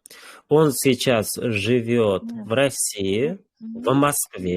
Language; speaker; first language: Russian; non-native, fluent; Uzbek